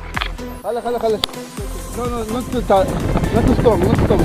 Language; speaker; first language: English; non-native, learner; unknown